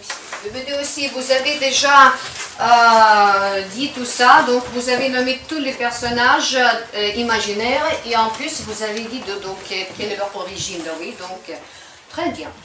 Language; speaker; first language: French; non-native, fluent; Ukrainian